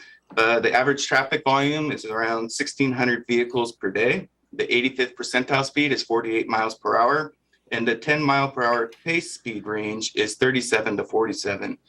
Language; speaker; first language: English; native; English